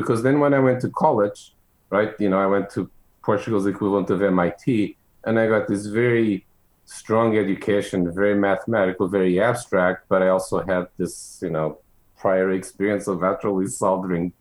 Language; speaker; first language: English; non-native, fluent; Portuguese